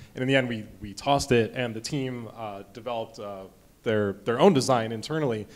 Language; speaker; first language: English; native; English